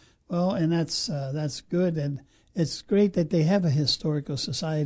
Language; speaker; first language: English; native; English